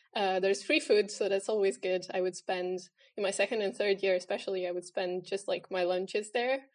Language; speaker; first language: English; non-native, fluent; Italian